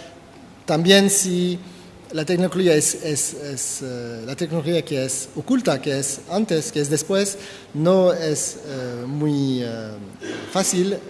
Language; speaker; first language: Spanish; non-native, fluent; French